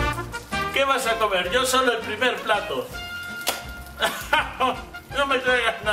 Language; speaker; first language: Spanish; native; Spanish